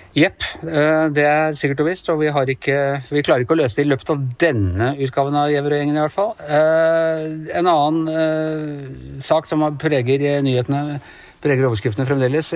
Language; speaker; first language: Norwegian; native; Norwegian